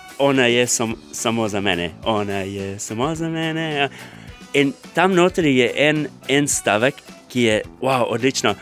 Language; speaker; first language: Slovenian; non-native, fluent; English